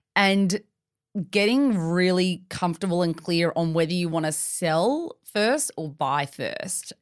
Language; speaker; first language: English; native; English